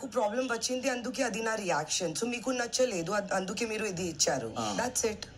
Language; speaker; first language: Telugu; non-native, learner; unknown